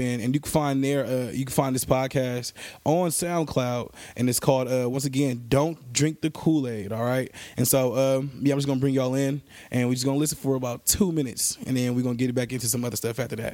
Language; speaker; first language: English; native; English